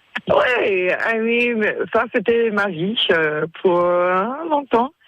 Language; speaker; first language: French; non-native, fluent; English